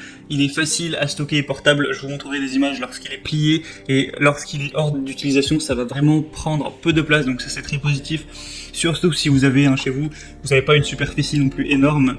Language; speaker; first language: French; native; French